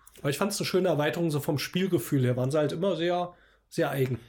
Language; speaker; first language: German; native; German